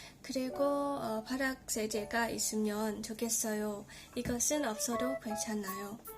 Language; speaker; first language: Korean; non-native, learner; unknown